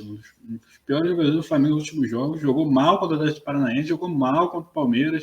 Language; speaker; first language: Portuguese; native; Portuguese